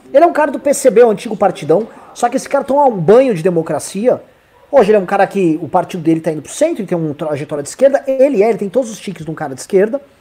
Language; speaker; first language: Portuguese; native; Portuguese